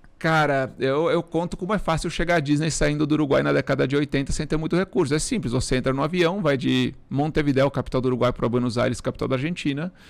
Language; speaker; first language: Portuguese; early bilingual, other home language; Spanish